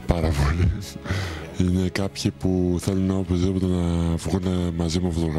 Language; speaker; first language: Greek; early bilingual, heritage; Greek